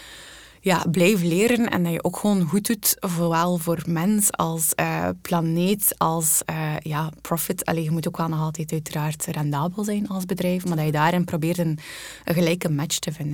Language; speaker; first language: Dutch; native; Dutch